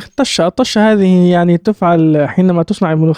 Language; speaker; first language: Arabic; native; Arabic